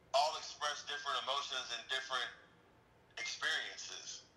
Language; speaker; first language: English; native; English